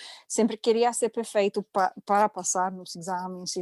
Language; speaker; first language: Portuguese; non-native, fluent; English